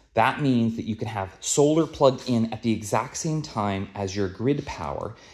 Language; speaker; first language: English; native; English